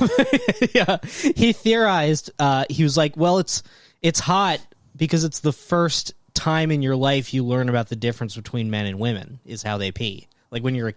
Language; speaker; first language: English; native; English